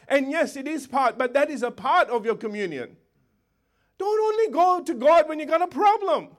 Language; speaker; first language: English; native; English